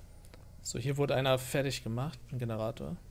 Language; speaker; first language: German; native; German